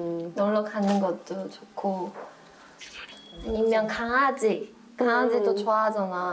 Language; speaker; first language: Korean; non-native, fluent; Chinese